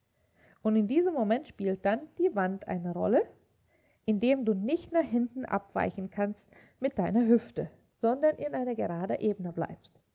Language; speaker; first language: German; native; German